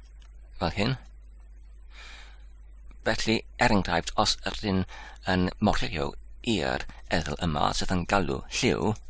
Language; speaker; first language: Welsh; non-native, fluent; English